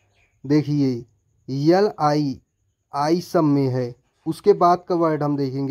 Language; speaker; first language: Hindi; native; Hindi